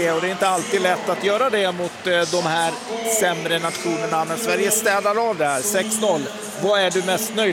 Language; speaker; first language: Swedish; native; Swedish